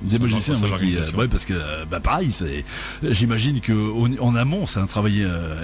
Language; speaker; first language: French; native; French